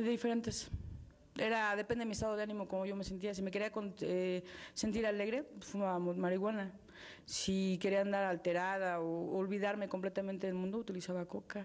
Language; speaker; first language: Spanish; native; Spanish